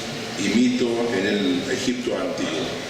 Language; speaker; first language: Spanish; non-native, fluent; Arabic